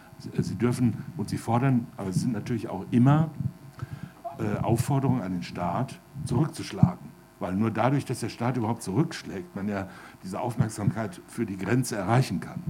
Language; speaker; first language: German; native; German